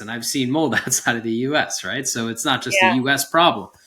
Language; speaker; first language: English; native; English